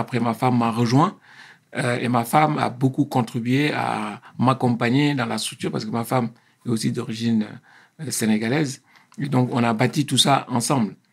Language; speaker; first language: French; non-native, local second language; Wolof